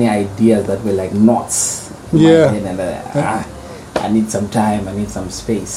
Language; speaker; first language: English; non-native, local second language; Shona